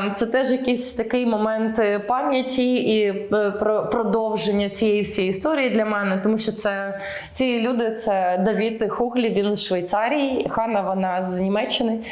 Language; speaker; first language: Ukrainian; early bilingual, heritage; Ukrainian